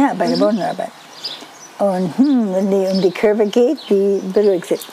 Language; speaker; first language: German; non-native, learner; English